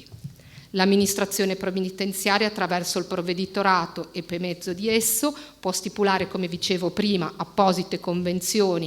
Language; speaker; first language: Italian; native; Italian